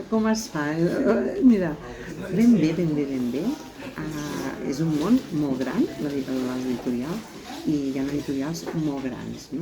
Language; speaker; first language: Catalan; native; Catalan